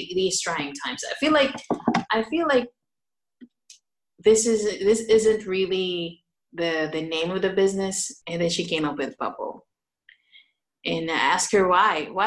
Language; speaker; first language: English; non-native, local second language; Filipino